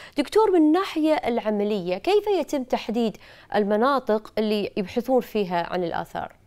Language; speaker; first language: Arabic; native; Arabic